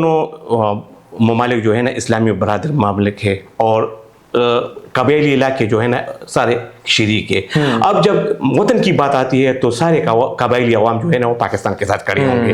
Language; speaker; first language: Urdu; non-native, local second language; Pashto